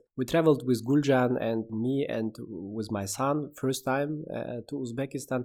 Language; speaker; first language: English; non-native, fluent; Uzbek